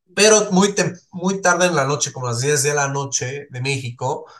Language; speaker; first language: Spanish; non-native, fluent; Swiss German